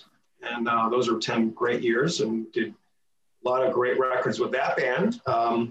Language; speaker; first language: English; native; English